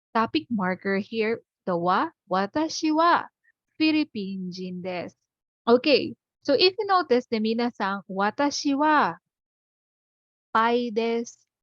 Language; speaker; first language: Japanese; non-native, fluent; Filipino